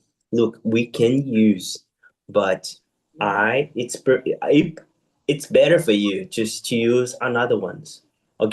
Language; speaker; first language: English; non-native, fluent; Portuguese